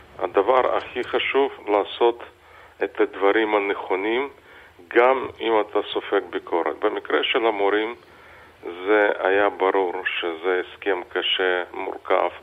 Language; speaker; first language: Hebrew; non-native, fluent; Russian